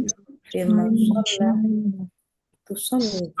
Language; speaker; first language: Arabic; non-native, learner; Indonesian